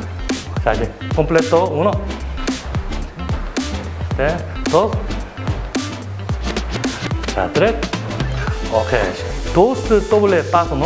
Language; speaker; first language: Spanish; non-native, learner; Korean